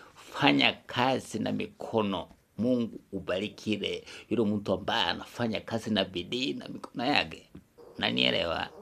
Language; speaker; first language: Swahili; non-native, local second language; Kikuyu